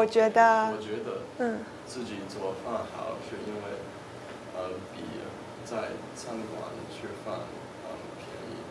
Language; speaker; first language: Chinese; non-native, learner; English